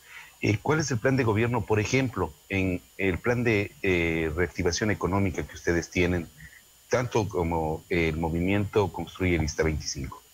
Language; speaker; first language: Spanish; native; Spanish